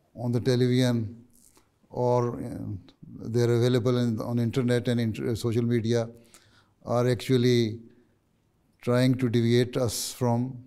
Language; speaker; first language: English; non-native, local second language; Urdu